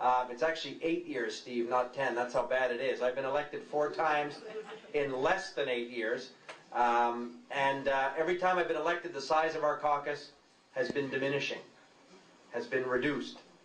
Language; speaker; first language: English; native; English